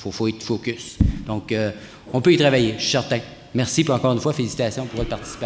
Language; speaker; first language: French; native; French